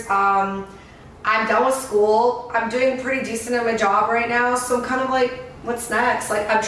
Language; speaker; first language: English; native; English